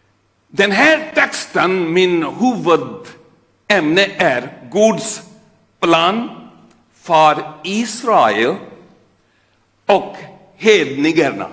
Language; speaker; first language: Swedish; non-native, fluent; Urdu